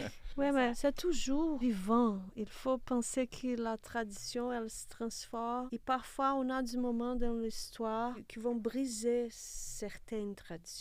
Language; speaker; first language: French; non-native, fluent; Portuguese